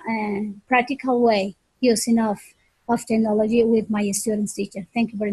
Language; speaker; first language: English; non-native, fluent; Spanish